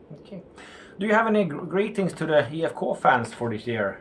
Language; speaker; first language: English; non-native, fluent; Swedish